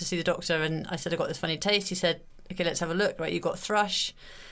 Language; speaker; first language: English; native; English